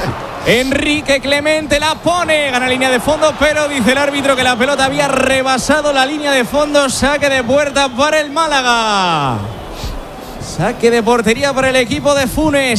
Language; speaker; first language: Spanish; native; Spanish